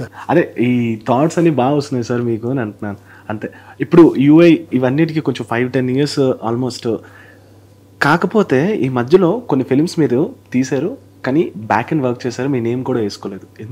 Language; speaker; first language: Telugu; native; Telugu